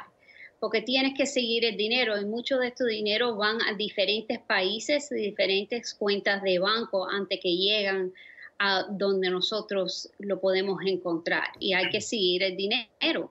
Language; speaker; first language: Spanish; early bilingual, other home language; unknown